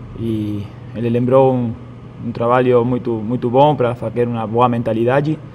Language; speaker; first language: Portuguese; non-native, fluent; Spanish